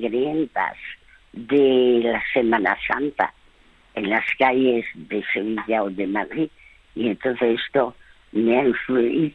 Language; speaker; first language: Spanish; early bilingual, other home language; French